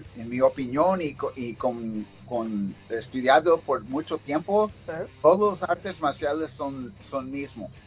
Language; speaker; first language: Spanish; early bilingual, heritage; Spanish